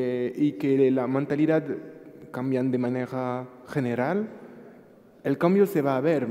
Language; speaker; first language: Spanish; non-native, fluent; French